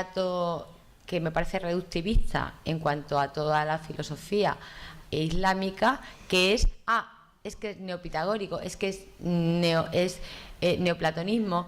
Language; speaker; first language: Spanish; native; Spanish